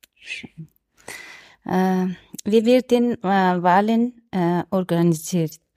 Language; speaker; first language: German; non-native, learner; Persian